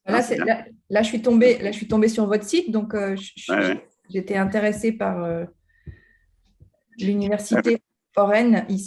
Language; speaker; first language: French; native; French